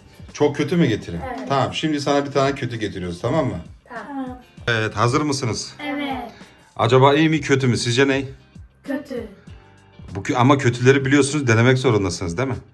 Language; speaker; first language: Turkish; early bilingual, heritage; Turkish